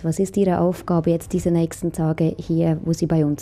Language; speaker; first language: German; native; German